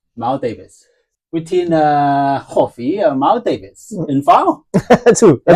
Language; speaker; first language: Welsh; non-native, learner; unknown